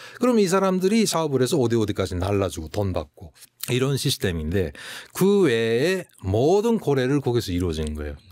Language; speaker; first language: Korean; native; Korean